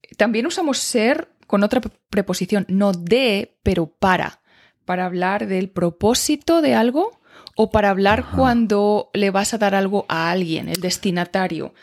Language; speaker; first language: Spanish; native; Spanish